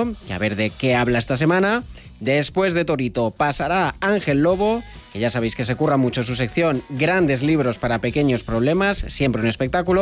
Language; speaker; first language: Spanish; native; Spanish